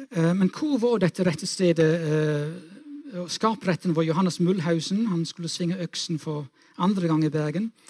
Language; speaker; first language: Norwegian; non-native, fluent; English